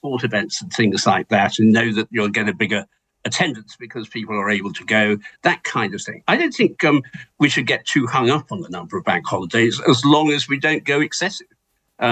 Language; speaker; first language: English; native; English